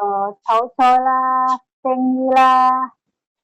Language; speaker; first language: Cantonese; non-native, learner; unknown